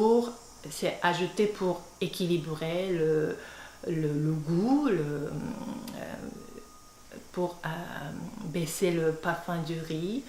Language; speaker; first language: French; non-native, fluent; Japanese